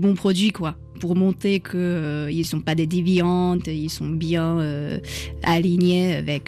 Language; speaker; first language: French; non-native, fluent; Chinese